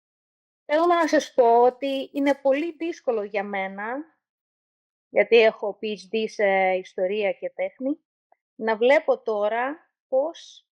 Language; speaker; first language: Greek; non-native, learner; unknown